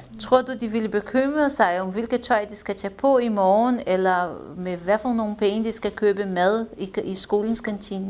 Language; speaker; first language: Danish; non-native, fluent; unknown